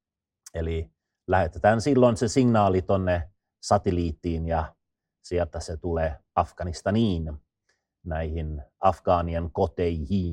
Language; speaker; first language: Finnish; non-native, fluent; Swedish